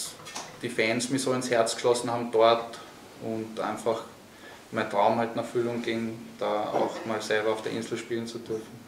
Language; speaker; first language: German; native; German